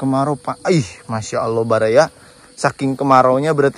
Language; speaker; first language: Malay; non-native, local second language; Sundanese